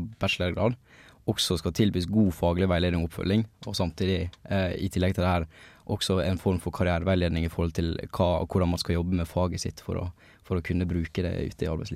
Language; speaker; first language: Norwegian; native; Norwegian